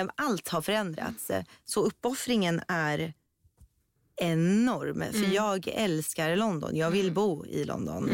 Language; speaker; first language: Swedish; early bilingual, other home language; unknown